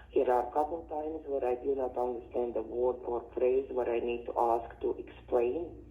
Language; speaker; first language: English; non-native, fluent; Latvian